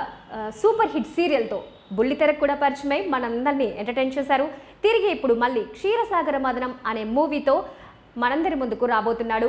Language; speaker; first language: Telugu; native; Telugu